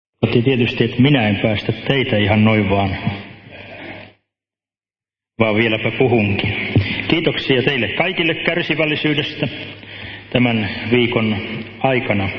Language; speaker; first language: Finnish; native; Finnish